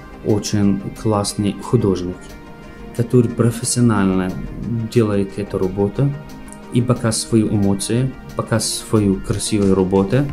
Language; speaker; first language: Russian; non-native, fluent; Arabic